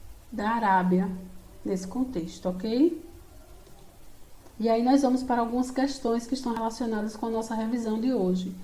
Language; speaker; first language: Portuguese; native; Portuguese